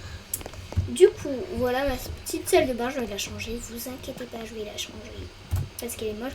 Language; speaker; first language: French; native; French